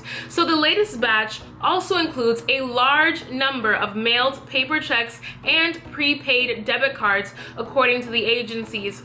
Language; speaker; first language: English; native; English